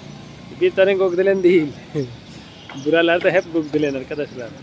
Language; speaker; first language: Turkish; non-native, fluent; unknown